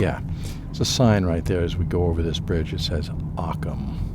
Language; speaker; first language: English; native; English